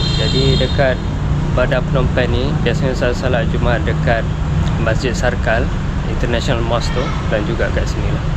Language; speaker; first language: Malay; non-native, fluent; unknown